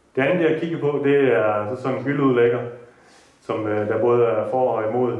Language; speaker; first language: Danish; native; Danish